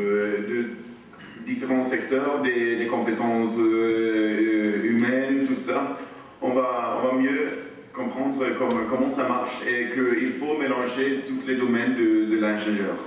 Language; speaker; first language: French; non-native, learner; Swedish